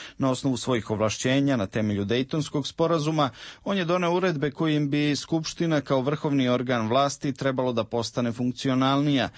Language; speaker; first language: Serbian; native; Serbian